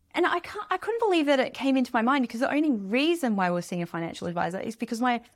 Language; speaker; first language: English; native; English